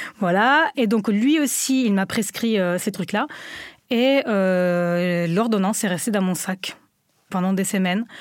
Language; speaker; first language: French; non-native, fluent; Italian